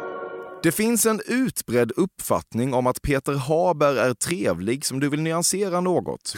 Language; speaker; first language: Swedish; native; Swedish